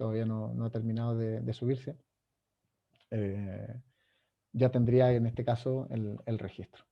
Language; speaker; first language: Spanish; native; Spanish